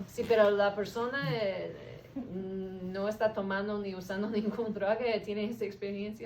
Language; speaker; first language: Spanish; non-native, learner; English